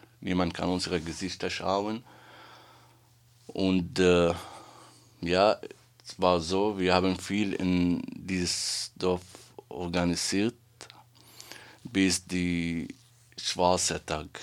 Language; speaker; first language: German; non-native, learner; Arabic